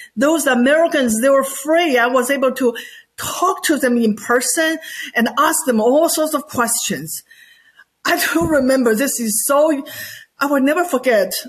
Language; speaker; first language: English; non-native, fluent; Chinese